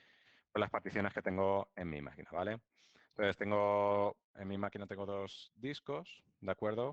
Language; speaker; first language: Spanish; native; Spanish